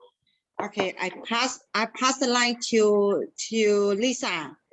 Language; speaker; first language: English; non-native, local second language; Malay